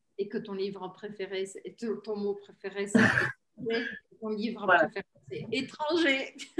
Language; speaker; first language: French; early bilingual, heritage; Portuguese